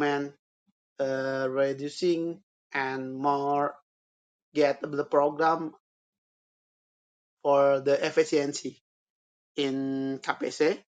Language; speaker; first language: English; non-native, learner; Indonesian